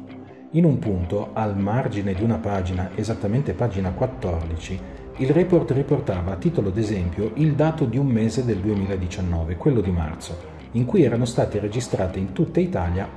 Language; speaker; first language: Italian; native; Italian